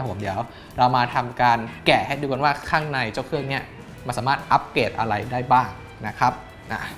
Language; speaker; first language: Thai; native; Thai